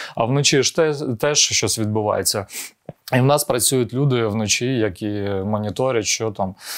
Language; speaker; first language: Ukrainian; non-native, local second language; Russian